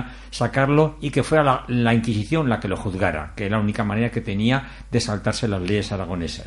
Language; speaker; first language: Spanish; native; Spanish